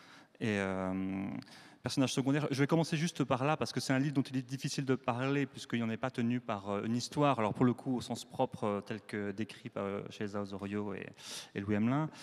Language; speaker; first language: French; native; French